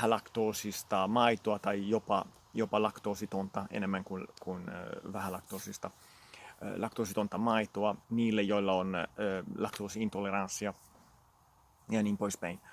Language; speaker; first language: Finnish; non-native, fluent; Italian